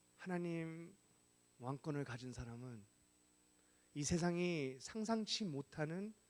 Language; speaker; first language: Korean; non-native, fluent; English